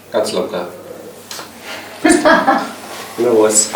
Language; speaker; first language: German; native; German